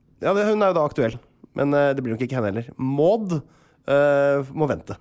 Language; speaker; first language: Norwegian; native; Norwegian